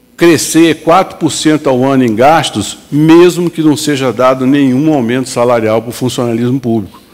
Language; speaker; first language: Portuguese; native; Portuguese